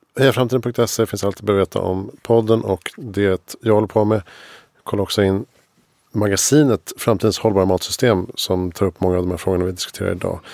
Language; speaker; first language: Swedish; native; Swedish